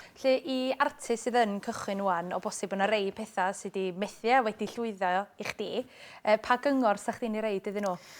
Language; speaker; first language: Welsh; native; Welsh